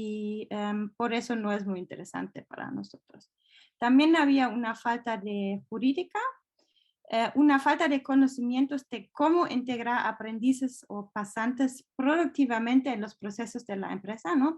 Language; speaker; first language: Spanish; non-native, fluent; German